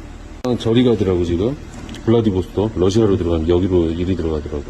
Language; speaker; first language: Korean; native; Korean